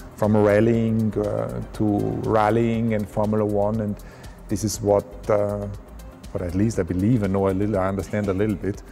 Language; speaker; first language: English; non-native, fluent; German